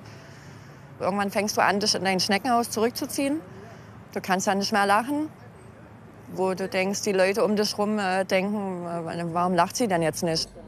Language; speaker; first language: German; native; German